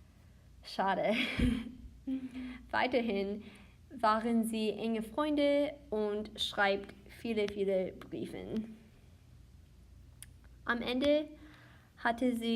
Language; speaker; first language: German; non-native, learner; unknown